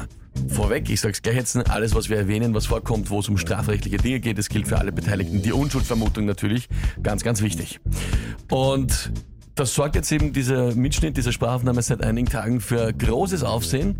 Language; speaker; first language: German; native; German